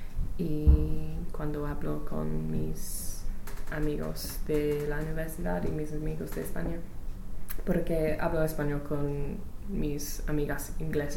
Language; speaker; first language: Spanish; non-native, learner; English